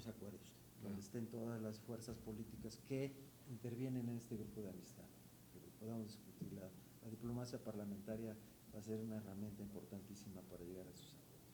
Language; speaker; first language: Spanish; native; Spanish